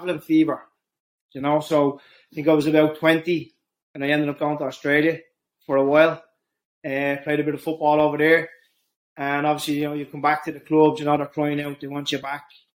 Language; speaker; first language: English; native; English